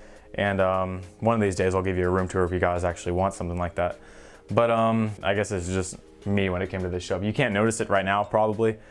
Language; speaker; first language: English; native; English